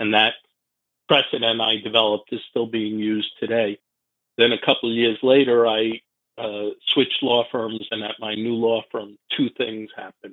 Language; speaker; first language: English; native; English